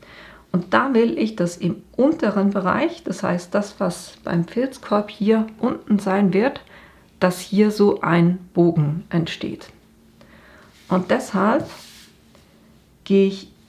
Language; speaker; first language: German; native; German